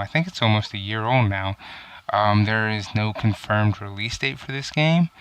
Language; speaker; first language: English; native; English